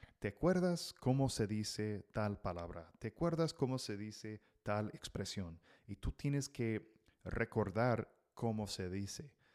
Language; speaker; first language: Spanish; non-native, fluent; English